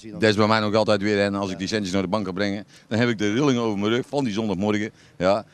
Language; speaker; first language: Dutch; native; Dutch